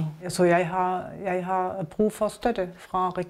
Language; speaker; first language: Danish; non-native, learner; German